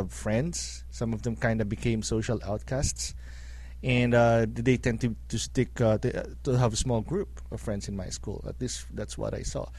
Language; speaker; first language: English; non-native, local second language; Filipino